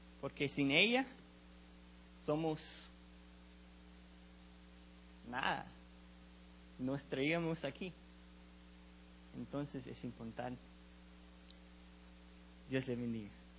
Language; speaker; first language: Spanish; non-native, learner; English